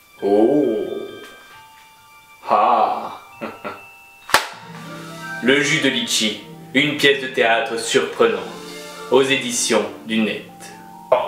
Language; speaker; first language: French; native; French